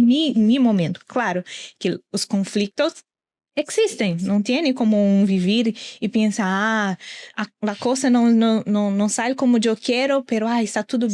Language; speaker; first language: Portuguese; non-native, learner; Spanish